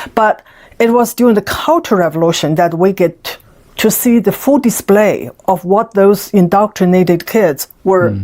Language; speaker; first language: English; non-native, fluent; Chinese